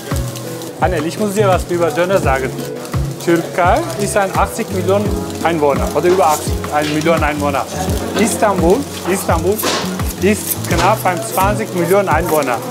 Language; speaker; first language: German; non-native, fluent; Turkish